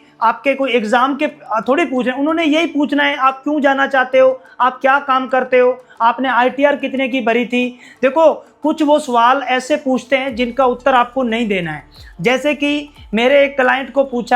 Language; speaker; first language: Hindi; native; Hindi